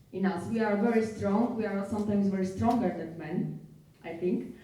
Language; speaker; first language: English; non-native, learner; Polish